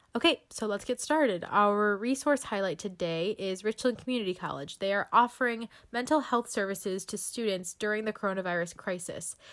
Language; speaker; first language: English; native; English